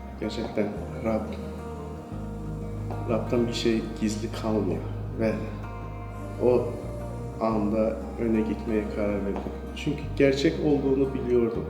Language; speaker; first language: Turkish; non-native, fluent; Persian